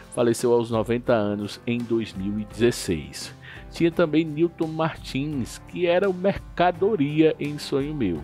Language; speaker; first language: Portuguese; native; Portuguese